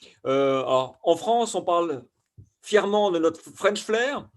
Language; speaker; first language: French; native; French